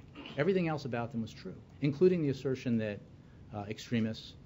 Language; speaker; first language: English; native; English